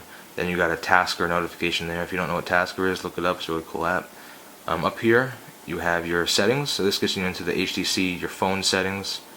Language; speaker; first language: English; native; English